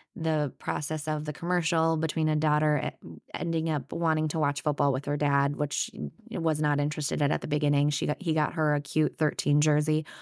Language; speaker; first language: English; native; English